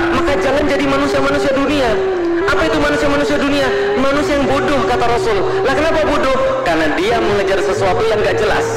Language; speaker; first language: Indonesian; native; Indonesian